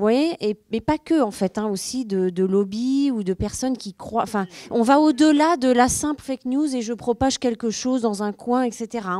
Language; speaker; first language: French; native; French